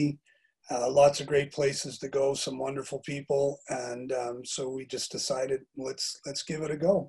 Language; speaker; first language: English; native; English